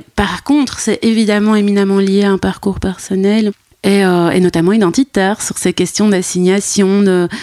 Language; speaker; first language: French; native; French